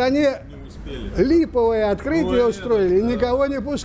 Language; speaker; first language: Russian; native; Russian